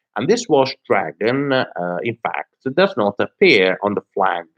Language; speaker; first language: English; non-native, fluent; Italian